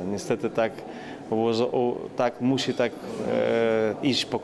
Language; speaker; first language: Polish; non-native, learner; Ukrainian